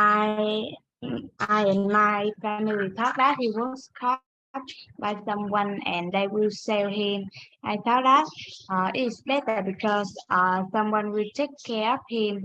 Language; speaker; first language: English; non-native, learner; Vietnamese